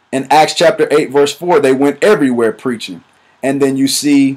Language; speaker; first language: English; native; English